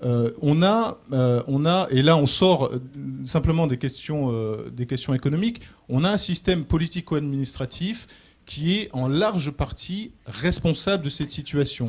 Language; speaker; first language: French; native; French